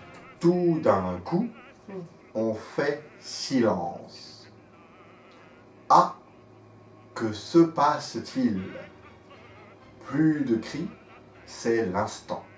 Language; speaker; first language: French; native; French